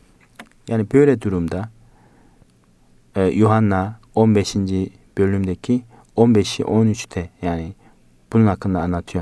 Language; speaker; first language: Turkish; non-native, fluent; Korean